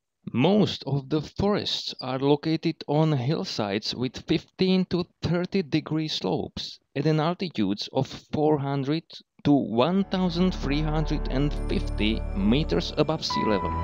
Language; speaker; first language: English; non-native, fluent; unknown